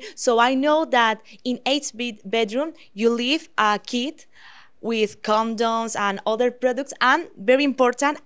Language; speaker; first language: English; non-native, fluent; Spanish